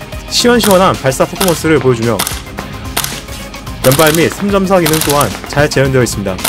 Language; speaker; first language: Korean; native; Korean